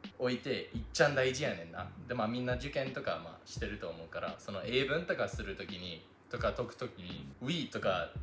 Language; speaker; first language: Japanese; non-native, fluent; English